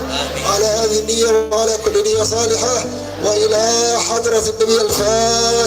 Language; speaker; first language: Arabic; native; Arabic